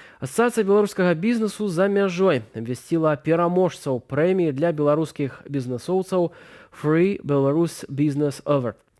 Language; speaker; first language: Belarusian; native; Belarusian